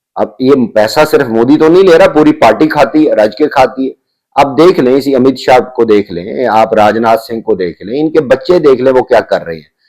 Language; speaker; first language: Urdu; non-native, local second language; Punjabi